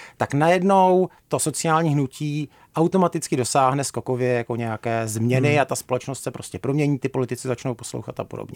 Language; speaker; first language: Czech; native; Czech